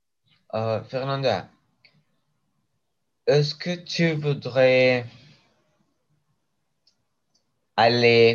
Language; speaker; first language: French; non-native, learner; Spanish